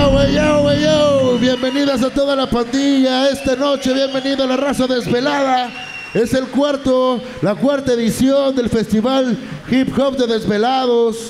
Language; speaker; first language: Spanish; native; Spanish